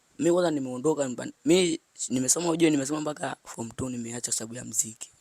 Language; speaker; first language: Swahili; native; Swahili